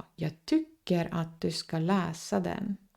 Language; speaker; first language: Swedish; non-native, fluent; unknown